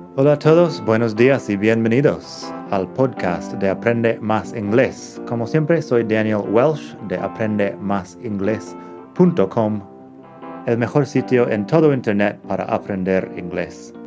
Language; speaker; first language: Spanish; non-native, fluent; English